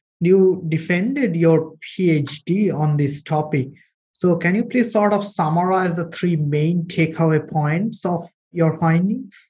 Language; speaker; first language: English; non-native, local second language; Bangla